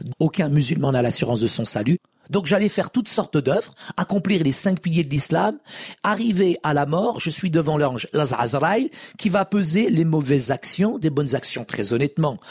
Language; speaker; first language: French; early bilingual, other home language; Arabic